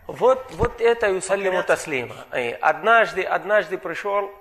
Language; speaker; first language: Russian; non-native, fluent; Arabic